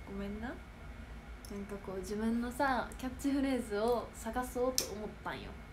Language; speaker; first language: Japanese; native; Japanese